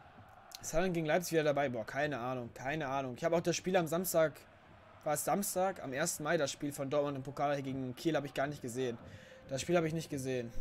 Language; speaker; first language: German; native; German